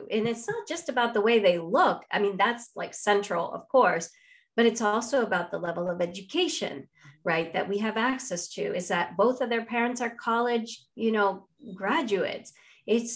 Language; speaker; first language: English; non-native, fluent; Spanish